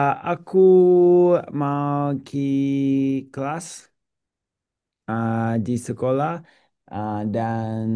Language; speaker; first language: Indonesian; non-native, learner; English